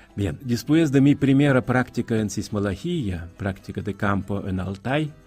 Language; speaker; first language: Spanish; non-native, fluent; Russian